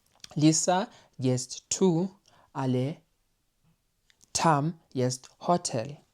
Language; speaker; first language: Polish; non-native, learner; English